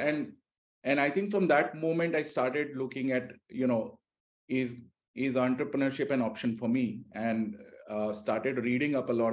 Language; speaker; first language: English; non-native, local second language; Hindi